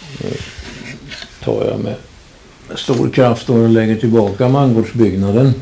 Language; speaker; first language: Swedish; native; Swedish